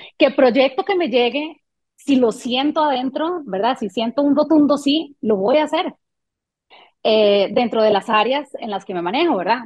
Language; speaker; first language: Spanish; early bilingual, other home language; French